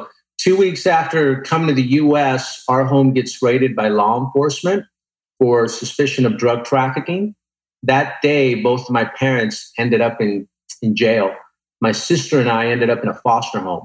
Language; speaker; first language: English; native; English